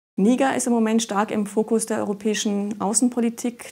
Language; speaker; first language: German; native; German